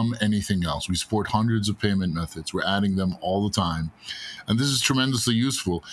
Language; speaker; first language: English; native; English